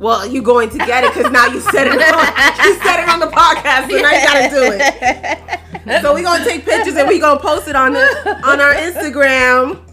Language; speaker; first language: English; early bilingual, other home language; Spanish